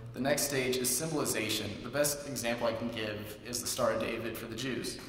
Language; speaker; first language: English; native; English